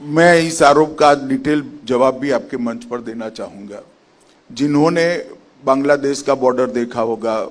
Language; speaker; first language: Hindi; non-native, local second language; Gujarati